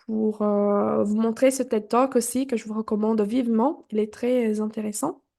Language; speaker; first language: French; non-native, fluent; Portuguese